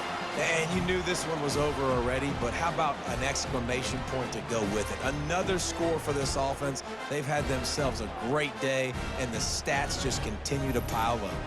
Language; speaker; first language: English; native; English